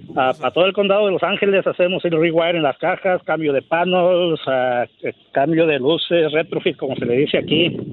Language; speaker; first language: Spanish; native; Spanish